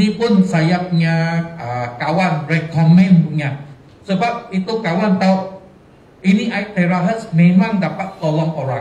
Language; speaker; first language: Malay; non-native, local second language; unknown